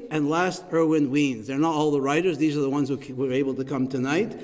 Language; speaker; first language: English; native; English